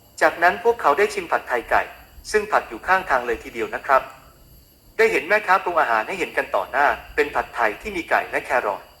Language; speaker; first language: Thai; native; Thai